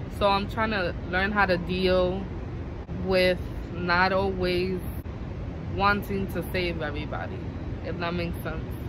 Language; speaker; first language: English; native; English